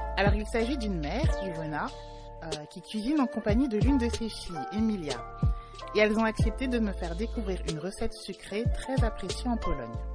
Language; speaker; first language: French; native; French